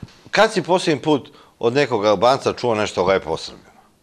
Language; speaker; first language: Serbian; native; Serbian